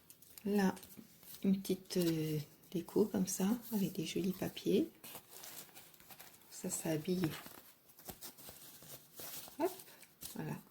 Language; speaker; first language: French; native; French